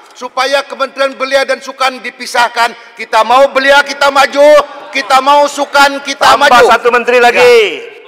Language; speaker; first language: Malay; native; Malay